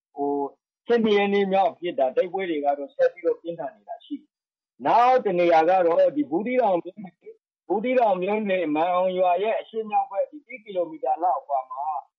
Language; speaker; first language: Burmese; native; Burmese